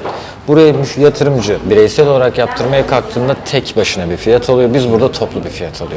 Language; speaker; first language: Turkish; native; Turkish